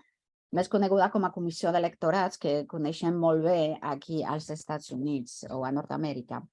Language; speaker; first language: Catalan; non-native, fluent; French